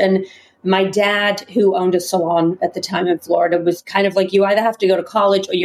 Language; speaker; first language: English; native; English